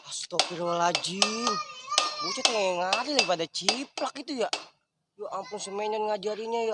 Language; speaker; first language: Indonesian; native; Indonesian